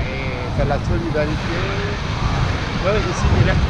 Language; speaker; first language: French; non-native, local second language; Wolof